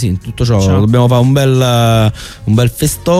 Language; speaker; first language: Italian; native; Italian